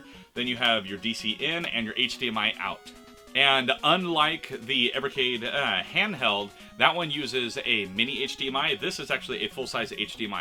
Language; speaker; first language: English; native; English